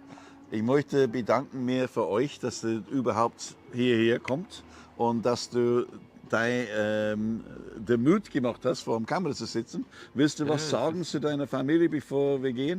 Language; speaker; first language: German; non-native, learner; English